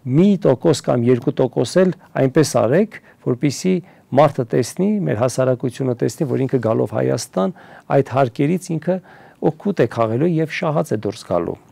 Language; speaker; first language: Armenian; early bilingual, heritage; Armenian